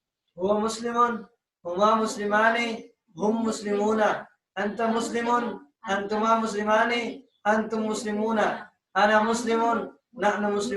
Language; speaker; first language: Arabic; non-native, learner; Urdu